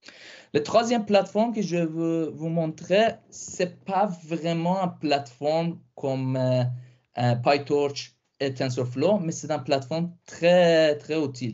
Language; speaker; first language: French; non-native, fluent; Persian